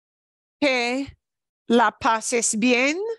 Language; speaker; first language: Spanish; non-native, fluent; English